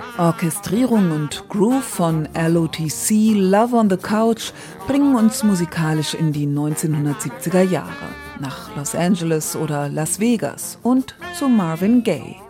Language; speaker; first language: German; native; German